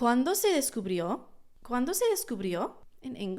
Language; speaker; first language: Spanish; non-native, fluent; English